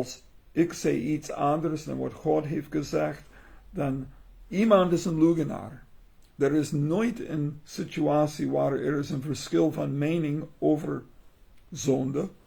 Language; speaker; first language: Dutch; non-native, learner; English